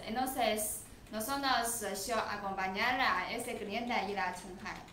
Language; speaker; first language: Spanish; non-native, learner; Chinese